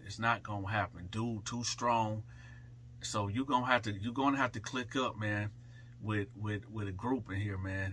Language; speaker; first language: English; native; English